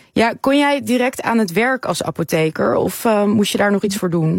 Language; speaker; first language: Dutch; native; Dutch